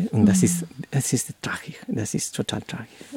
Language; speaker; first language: German; non-native, learner; Spanish